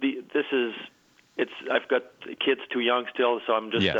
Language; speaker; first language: English; native; English